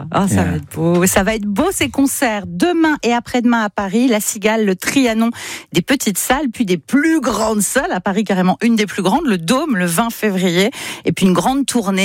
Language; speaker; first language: French; native; French